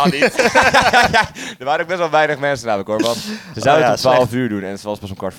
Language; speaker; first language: Dutch; native; Dutch